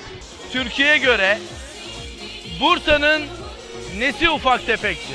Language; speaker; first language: Turkish; native; Turkish